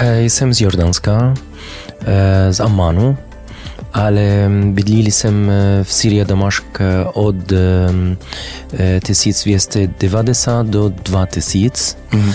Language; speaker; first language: Czech; non-native, learner; Arabic